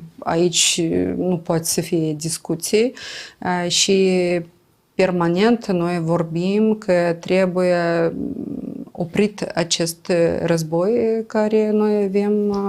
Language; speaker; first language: Romanian; non-native, local second language; Gagauz